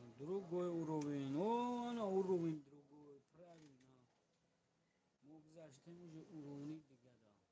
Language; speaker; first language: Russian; non-native, learner; Tajik